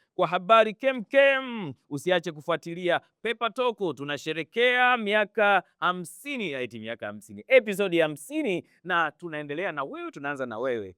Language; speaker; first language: Swahili; native; Swahili